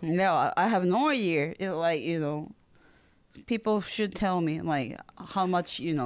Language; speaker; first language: English; non-native, learner; Japanese